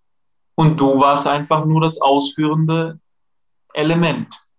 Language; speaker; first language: German; non-native, fluent; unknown